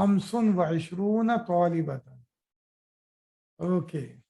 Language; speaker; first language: Arabic; non-native, fluent; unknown